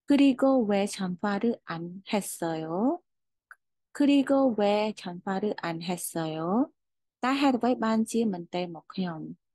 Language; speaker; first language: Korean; non-native, fluent; Khmer